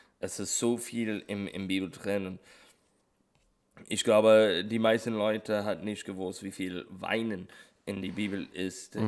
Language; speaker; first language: German; non-native, fluent; English